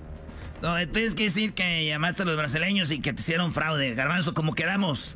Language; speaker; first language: Spanish; native; Spanish